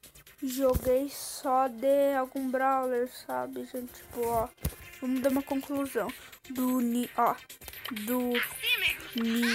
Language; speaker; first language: Portuguese; native; Portuguese